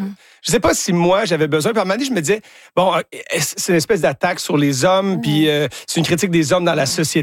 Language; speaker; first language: French; native; French